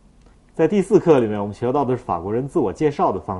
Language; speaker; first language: Chinese; native; Chinese